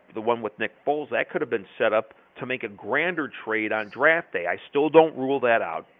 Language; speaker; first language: English; native; English